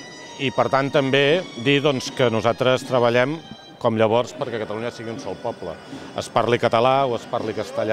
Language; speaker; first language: Catalan; native; Catalan